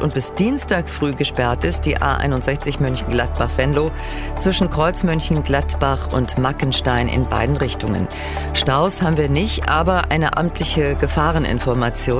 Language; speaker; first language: German; native; German